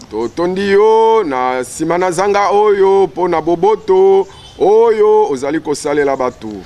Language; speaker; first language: Lingala; native; Lingala